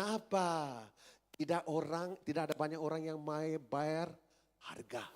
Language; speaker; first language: Indonesian; non-native, fluent; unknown